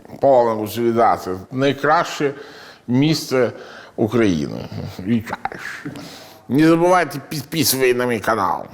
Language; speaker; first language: Ukrainian; non-native, learner; Italian